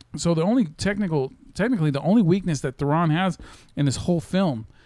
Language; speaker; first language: English; native; English